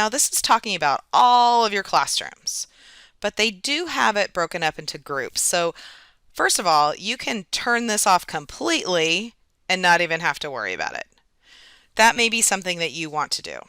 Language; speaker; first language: English; native; English